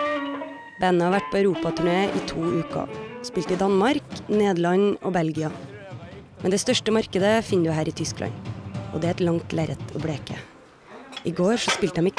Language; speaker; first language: Norwegian; native; Norwegian